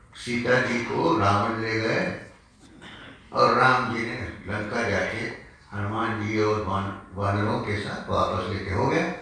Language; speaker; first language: Hindi; non-native, local second language; Malayalam